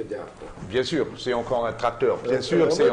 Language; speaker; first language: French; non-native, learner; German